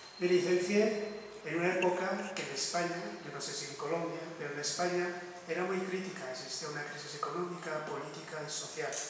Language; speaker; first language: Spanish; non-native, local second language; Basque